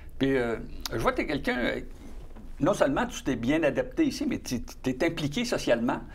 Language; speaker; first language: French; native; French